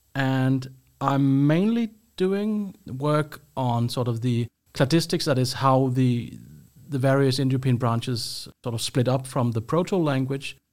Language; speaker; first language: English; non-native, fluent; Danish